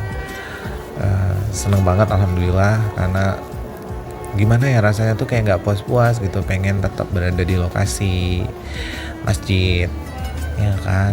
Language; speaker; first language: Indonesian; native; Indonesian